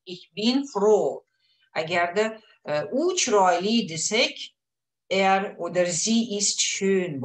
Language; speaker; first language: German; non-native, fluent; Uzbek